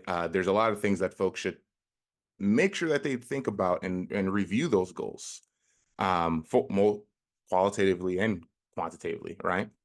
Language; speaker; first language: English; native; English